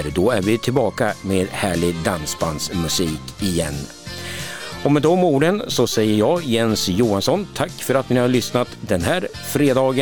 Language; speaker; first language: Swedish; native; Swedish